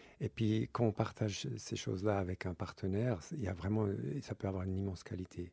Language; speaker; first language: French; early bilingual, other home language; English